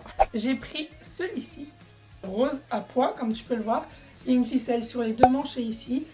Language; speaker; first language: French; native; French